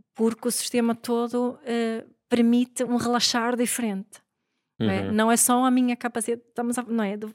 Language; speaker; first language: Portuguese; non-native, fluent; Swedish